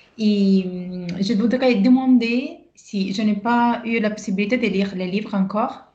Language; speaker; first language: French; non-native, learner; Italian